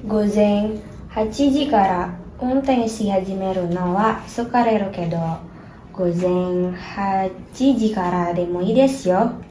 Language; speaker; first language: Japanese; non-native, learner; Indonesian